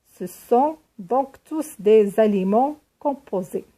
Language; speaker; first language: French; non-native, local second language; Arabic